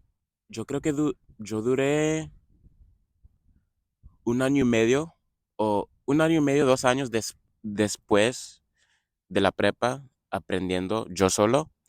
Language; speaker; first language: Spanish; non-native, fluent; English